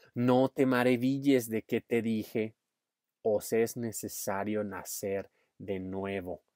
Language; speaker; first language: Spanish; non-native, fluent; English